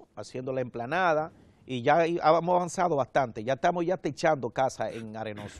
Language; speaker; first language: Spanish; native; Spanish